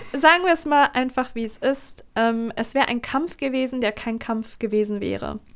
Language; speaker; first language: German; early bilingual, other home language; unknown